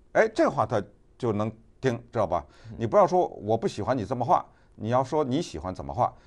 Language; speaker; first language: Chinese; native; Chinese